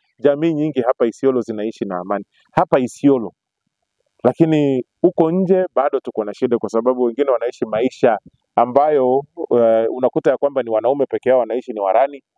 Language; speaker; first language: Swahili; non-native, local second language; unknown